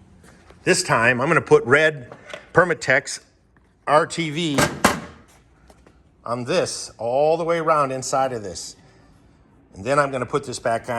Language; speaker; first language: English; native; English